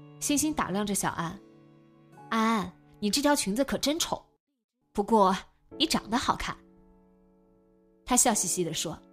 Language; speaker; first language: Chinese; native; Chinese